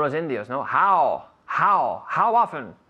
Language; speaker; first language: Spanish; non-native, fluent; English